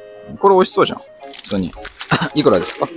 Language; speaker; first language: Japanese; native; Japanese